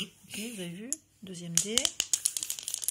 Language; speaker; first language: French; native; French